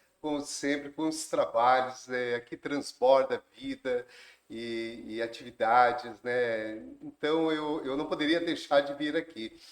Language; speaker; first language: Portuguese; native; Portuguese